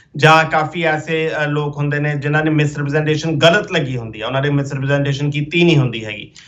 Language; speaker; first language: Punjabi; early bilingual, heritage; Punjabi